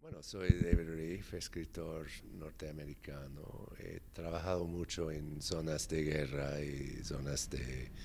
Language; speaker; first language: Spanish; non-native, fluent; English